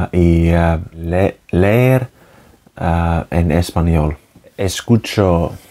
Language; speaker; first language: Spanish; non-native, learner; Finnish